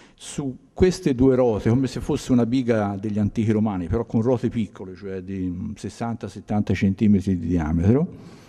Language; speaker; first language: Italian; native; Italian